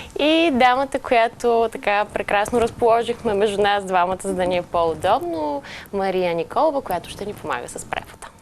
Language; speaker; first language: Bulgarian; native; Bulgarian